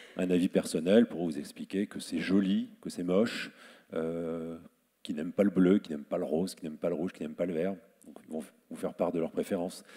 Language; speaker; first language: French; native; French